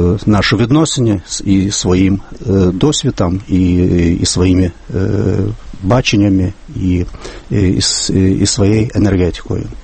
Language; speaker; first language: Ukrainian; non-native, fluent; Lithuanian